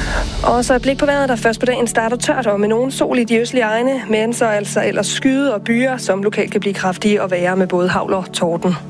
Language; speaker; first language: Danish; native; Danish